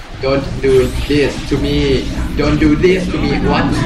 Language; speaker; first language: English; non-native, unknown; Thai